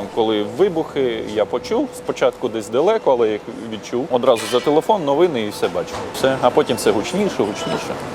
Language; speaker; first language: Ukrainian; native; Ukrainian